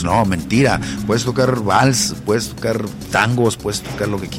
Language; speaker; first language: Spanish; native; Spanish